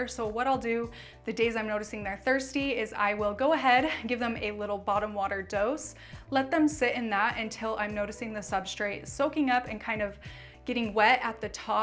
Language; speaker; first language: English; native; English